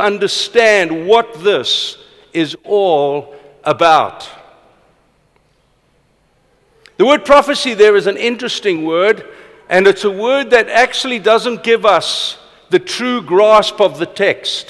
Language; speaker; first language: English; non-native, local second language; Afrikaans